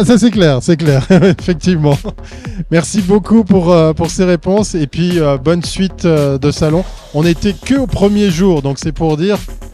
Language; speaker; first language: French; native; French